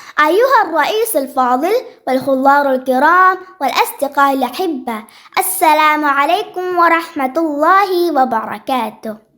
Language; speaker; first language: Arabic; non-native, learner; Malayalam